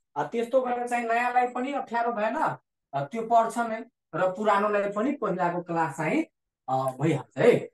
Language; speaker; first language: Nepali; non-native, local second language; Maithili